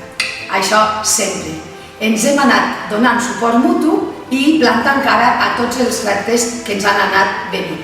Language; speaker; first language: Catalan; native; Catalan